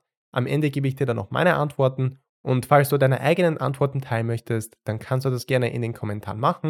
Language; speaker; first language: German; native; German